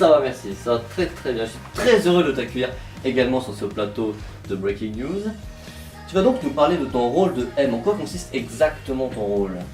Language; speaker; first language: French; native; French